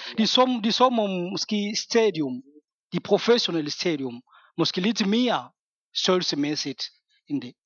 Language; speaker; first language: Danish; non-native, fluent; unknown